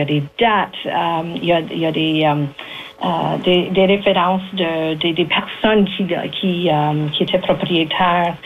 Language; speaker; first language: French; native; French